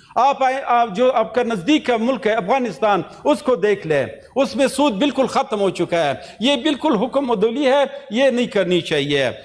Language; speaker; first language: Urdu; non-native, local second language; Pashto